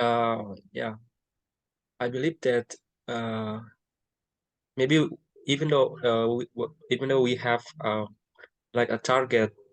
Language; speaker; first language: English; non-native, learner; Indonesian